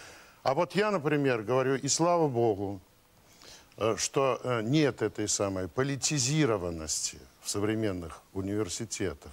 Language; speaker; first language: Russian; native; Russian